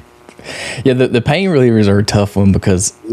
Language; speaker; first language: English; native; English